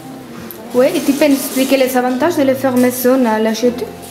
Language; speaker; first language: French; non-native, learner; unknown